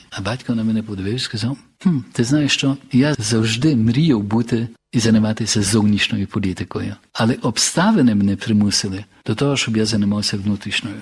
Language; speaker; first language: Ukrainian; early bilingual, heritage; Ukrainian